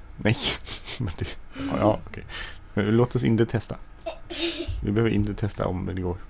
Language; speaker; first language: Swedish; native; Swedish